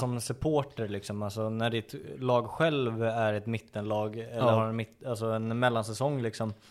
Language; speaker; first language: Swedish; native; Swedish